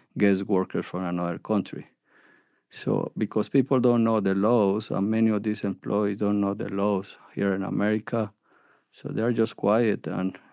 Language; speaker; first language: English; non-native, fluent; Spanish